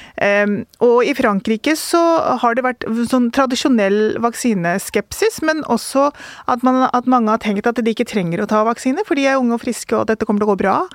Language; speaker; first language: Norwegian; early bilingual, other home language; Urdu